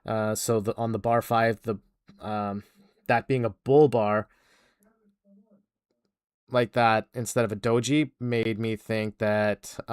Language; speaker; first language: English; native; English